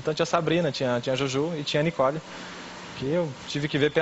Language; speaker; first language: Portuguese; native; Portuguese